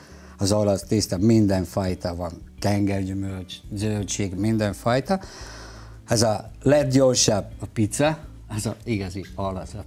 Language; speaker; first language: Hungarian; non-native, learner; Italian